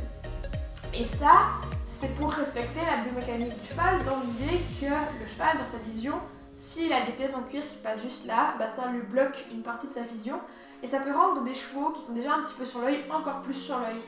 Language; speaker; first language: French; native; French